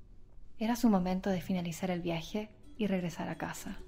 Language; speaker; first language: Spanish; native; Spanish